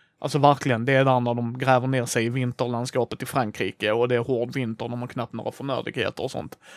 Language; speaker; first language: Swedish; native; Swedish